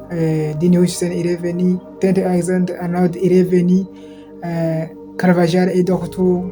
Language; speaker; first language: French; non-native, local second language; Kinyarwanda